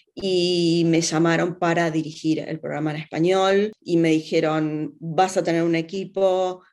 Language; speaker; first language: Spanish; native; Spanish